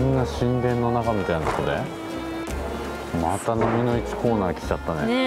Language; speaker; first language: Japanese; native; Japanese